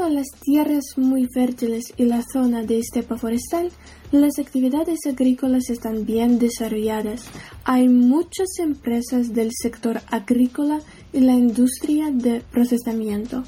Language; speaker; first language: Spanish; non-native, learner; Ukrainian